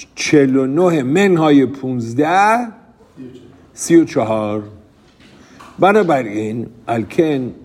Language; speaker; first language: Persian; native; Persian